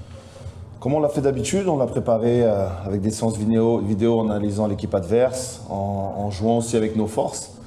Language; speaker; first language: French; native; French